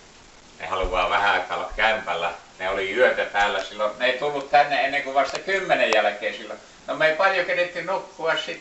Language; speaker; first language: Finnish; early bilingual, heritage; Finnish